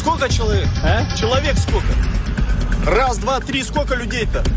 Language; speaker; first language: Russian; non-native, learner; French